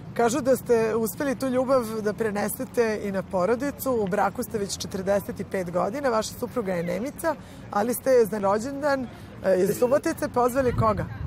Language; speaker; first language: Serbian; native; Serbian